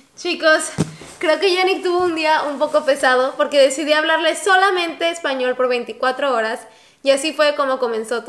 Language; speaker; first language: Spanish; native; Spanish